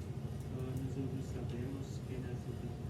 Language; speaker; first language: Spanish; non-native, learner; English